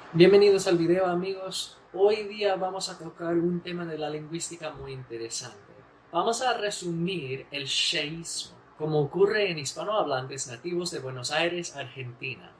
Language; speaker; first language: Spanish; non-native, learner; English